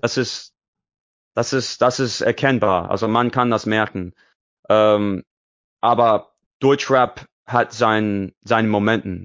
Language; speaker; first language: German; non-native, learner; English